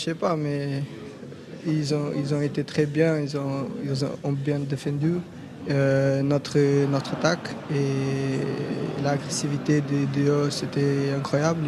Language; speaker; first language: French; non-native, learner; Portuguese